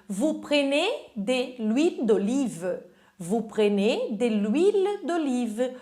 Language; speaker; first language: French; non-native, fluent; Portuguese